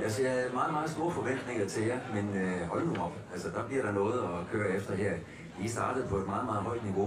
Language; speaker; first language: Danish; native; Danish